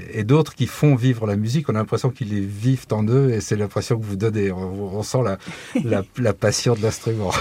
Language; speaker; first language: French; native; French